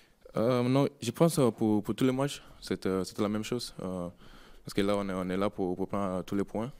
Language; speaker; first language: French; non-native, learner; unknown